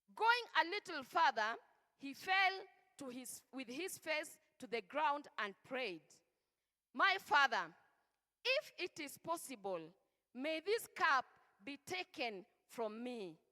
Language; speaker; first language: English; non-native, local second language; Swahili